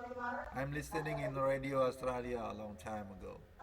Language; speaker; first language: English; non-native, learner; Sasak